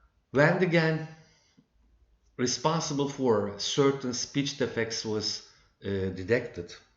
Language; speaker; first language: English; non-native, fluent; Turkish